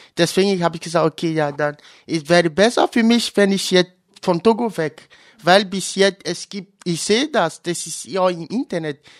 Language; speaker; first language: German; non-native, learner; Ewe